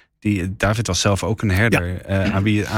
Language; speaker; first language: Dutch; native; Dutch